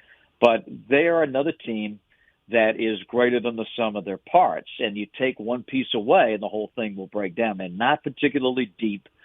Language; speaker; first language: English; native; English